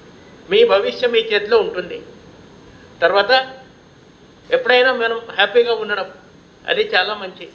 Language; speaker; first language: Telugu; non-native, local second language; Hindi